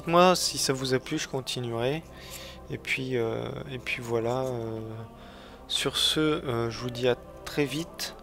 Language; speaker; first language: French; native; French